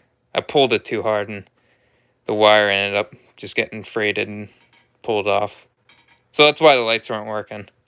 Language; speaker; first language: English; native; English